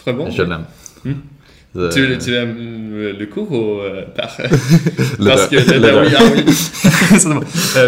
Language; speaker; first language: French; non-native, learner; Swedish